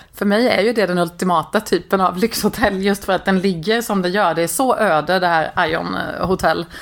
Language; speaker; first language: Swedish; native; Swedish